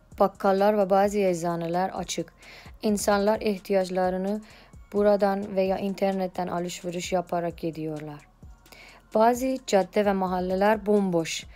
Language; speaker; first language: Turkish; non-native, learner; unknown